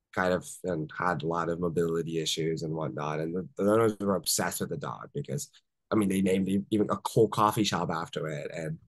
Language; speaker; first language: English; native; English